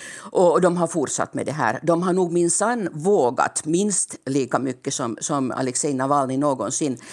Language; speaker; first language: Swedish; native; Swedish